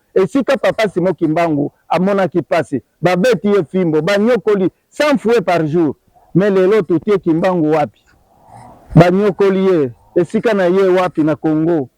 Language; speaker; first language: Lingala; non-native, local second language; Kongo